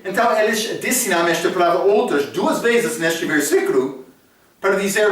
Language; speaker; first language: Portuguese; non-native, fluent; English